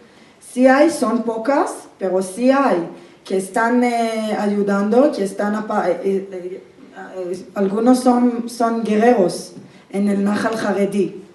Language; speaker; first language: Spanish; non-native, fluent; Hebrew